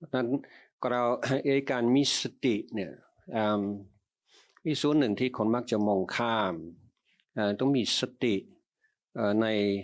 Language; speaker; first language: Thai; non-native, fluent; English